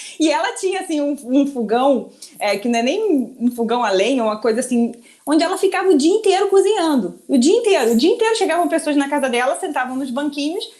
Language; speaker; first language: Portuguese; early bilingual, other home language; Spanish